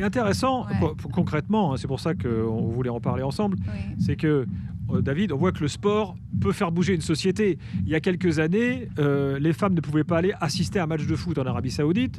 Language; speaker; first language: French; native; French